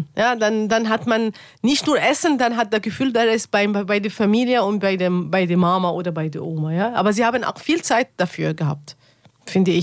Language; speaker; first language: German; non-native, learner; Arabic